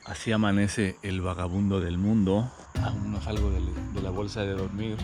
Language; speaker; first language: Spanish; native; Spanish